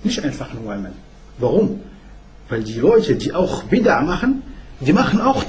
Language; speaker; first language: German; non-native, learner; Arabic